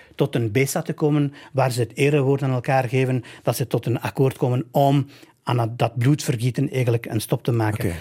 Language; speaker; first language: Dutch; non-native, fluent; Albanian